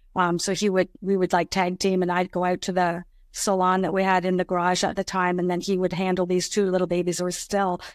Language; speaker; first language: English; native; English